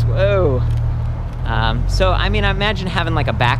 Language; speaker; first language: English; native; English